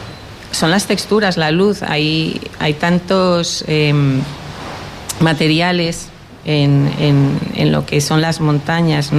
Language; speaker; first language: Spanish; native; Spanish